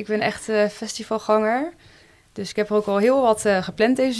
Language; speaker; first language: Dutch; native; Dutch